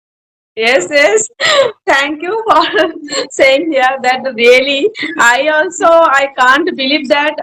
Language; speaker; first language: English; non-native, learner; Bangla